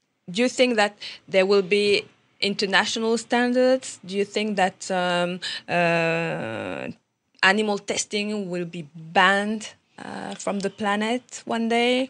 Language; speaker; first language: English; non-native, fluent; French